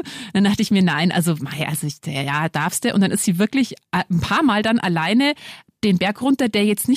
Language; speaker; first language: German; native; German